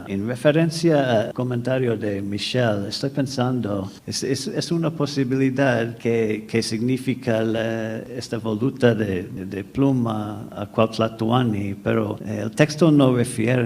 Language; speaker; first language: Spanish; non-native, fluent; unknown